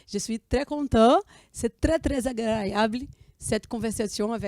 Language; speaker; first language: French; non-native, fluent; Portuguese